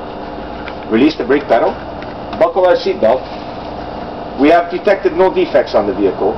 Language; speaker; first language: English; non-native, local second language; French